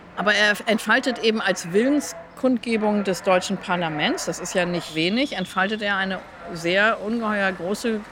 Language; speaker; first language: German; non-native, fluent; Hebrew